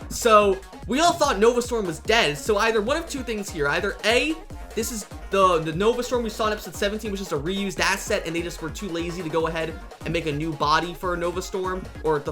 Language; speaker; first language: English; native; English